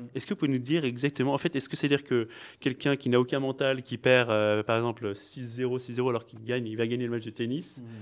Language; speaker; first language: French; native; French